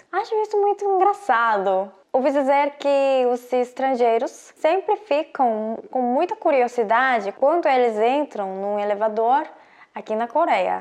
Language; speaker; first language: Portuguese; non-native, fluent; Korean